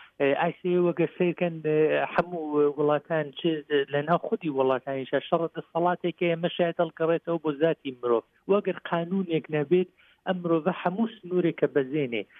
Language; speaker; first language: Central Kurdish; native; Central Kurdish